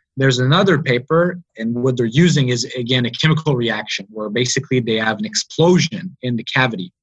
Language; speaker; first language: English; native; English